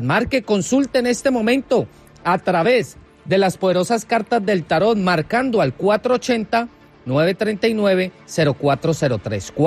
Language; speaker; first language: Spanish; native; Spanish